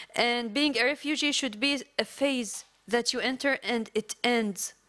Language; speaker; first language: English; non-native, fluent; Arabic